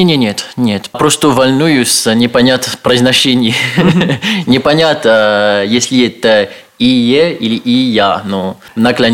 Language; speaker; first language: Russian; non-native, learner; French